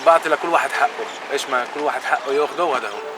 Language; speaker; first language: Arabic; native; Arabic